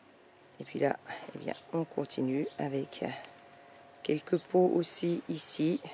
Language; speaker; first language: French; native; French